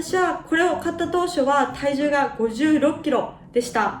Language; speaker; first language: Japanese; native; Japanese